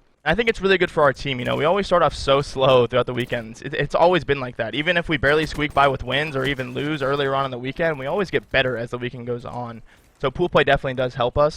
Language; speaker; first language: English; native; English